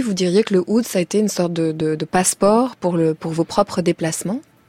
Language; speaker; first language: French; native; French